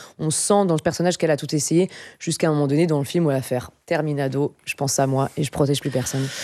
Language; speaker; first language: French; native; French